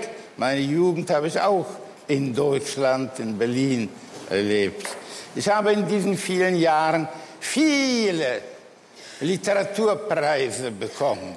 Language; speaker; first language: German; early bilingual, other home language; Polish